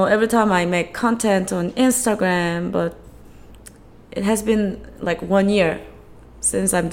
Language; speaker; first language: English; non-native, fluent; Korean